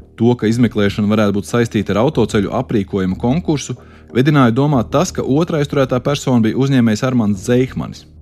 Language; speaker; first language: Latvian; native; Latvian